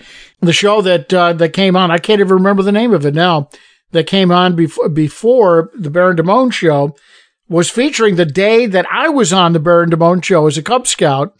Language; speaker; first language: English; native; English